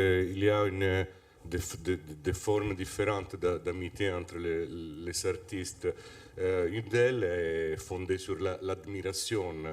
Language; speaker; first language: French; non-native, fluent; Italian